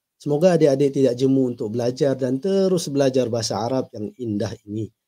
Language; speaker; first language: Malay; native; Malay